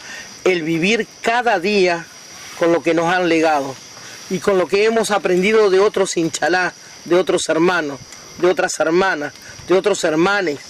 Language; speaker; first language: Spanish; native; Spanish